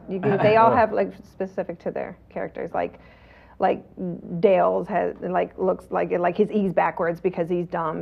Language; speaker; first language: English; native; English